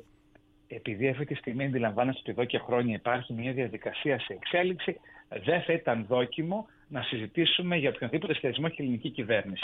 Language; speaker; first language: Greek; native; Greek